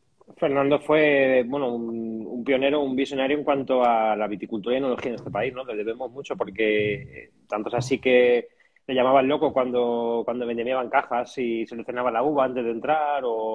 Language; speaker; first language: Spanish; native; Spanish